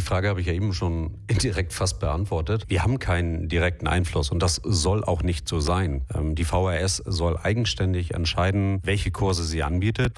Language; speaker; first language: German; native; German